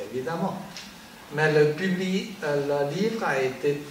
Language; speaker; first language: French; non-native, fluent; Chinese